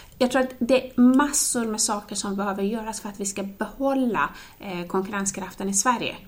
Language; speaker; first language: Swedish; non-native, fluent; Persian